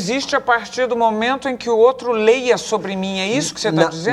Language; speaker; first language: Portuguese; native; Portuguese